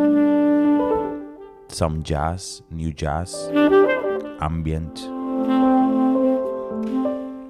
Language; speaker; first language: English; non-native, fluent; Spanish